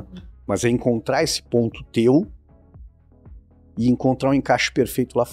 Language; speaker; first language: Portuguese; native; Portuguese